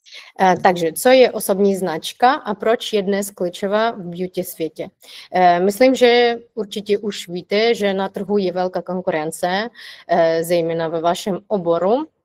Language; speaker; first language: Czech; non-native, fluent; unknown